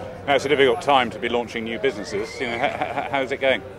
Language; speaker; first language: English; native; English